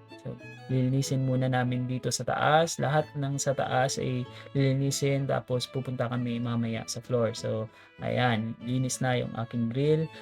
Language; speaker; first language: Filipino; native; Filipino